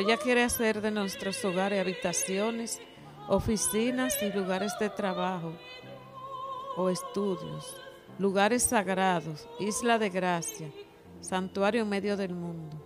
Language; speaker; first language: Spanish; native; Spanish